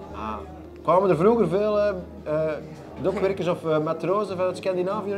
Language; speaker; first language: Dutch; native; Dutch